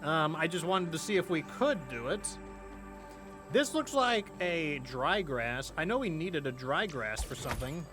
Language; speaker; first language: English; native; English